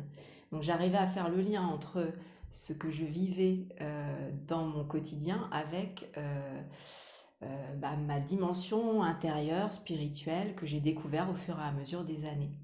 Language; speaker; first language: French; native; French